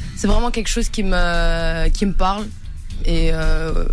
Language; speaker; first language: French; native; French